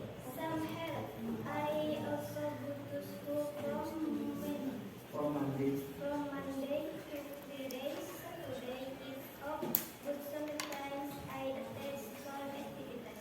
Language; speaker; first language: English; non-native, learner; Indonesian